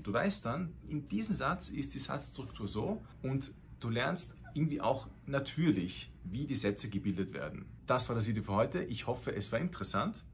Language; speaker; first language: German; non-native, fluent; Spanish